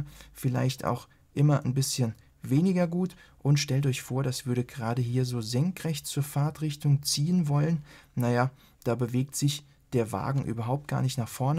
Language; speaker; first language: German; native; German